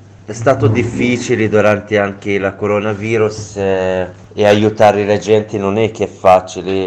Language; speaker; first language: Italian; non-native, learner; Arabic